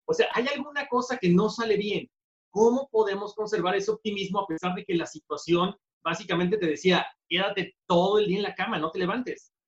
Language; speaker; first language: Spanish; native; Spanish